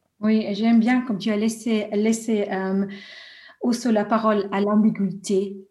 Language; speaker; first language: French; non-native, local second language; German